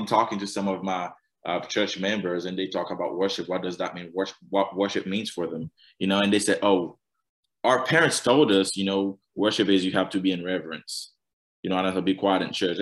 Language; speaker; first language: English; non-native, fluent; Haitian Creole